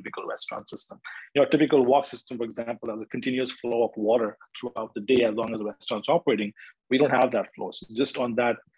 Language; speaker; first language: English; non-native, local second language; Hindi